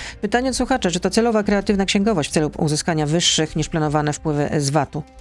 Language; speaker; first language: Polish; native; Polish